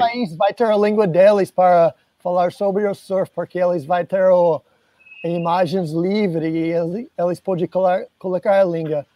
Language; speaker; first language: Portuguese; non-native, fluent; English